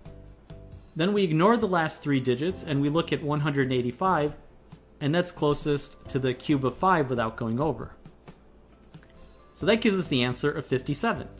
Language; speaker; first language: English; native; English